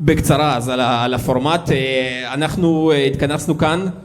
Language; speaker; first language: Hebrew; native; Hebrew